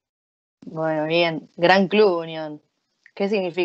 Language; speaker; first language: Spanish; native; Spanish